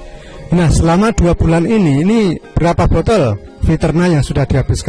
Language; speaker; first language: Indonesian; native; Indonesian